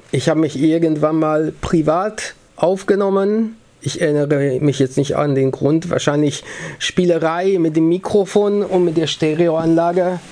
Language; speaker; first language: German; early bilingual, other home language; Polish